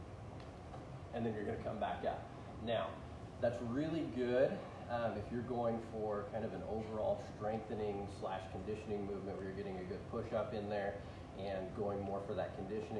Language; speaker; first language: English; native; English